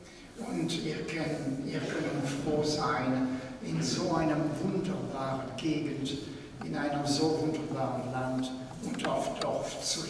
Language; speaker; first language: German; non-native, fluent; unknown